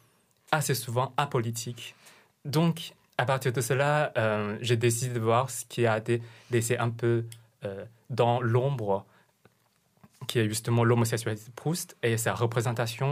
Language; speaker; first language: French; non-native, fluent; Chinese